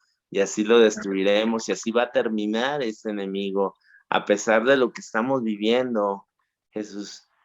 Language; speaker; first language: Spanish; native; Spanish